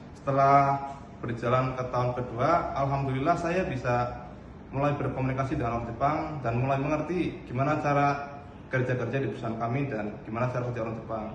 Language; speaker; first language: Indonesian; native; Indonesian